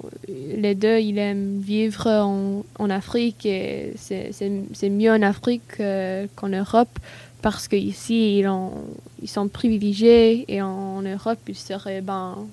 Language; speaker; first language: French; non-native, learner; English